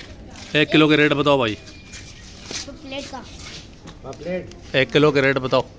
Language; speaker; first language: Urdu; native; Urdu